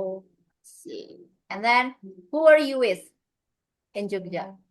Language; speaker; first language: English; non-native, fluent; Indonesian